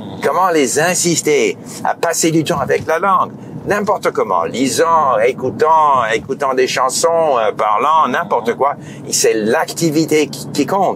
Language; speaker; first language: French; non-native, fluent; English